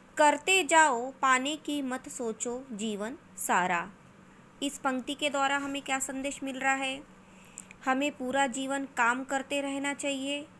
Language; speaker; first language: Hindi; non-native, local second language; Marathi